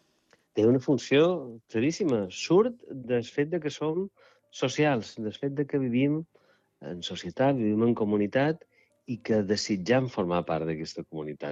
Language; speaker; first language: Catalan; native; Catalan